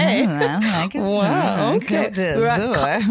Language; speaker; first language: English; native; English